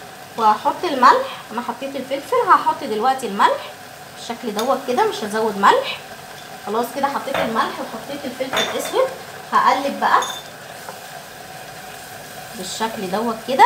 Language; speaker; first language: Arabic; native; Arabic